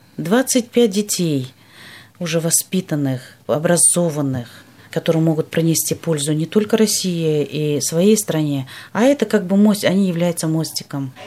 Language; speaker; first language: Russian; non-native, local second language; Kyrgyz